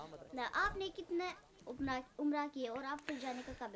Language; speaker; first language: Hindi; non-native, local second language; Kashmiri